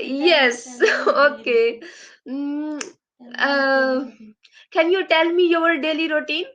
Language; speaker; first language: English; non-native, learner; Urdu